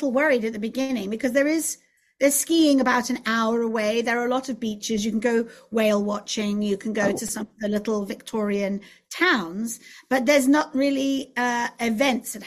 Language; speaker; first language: English; native; English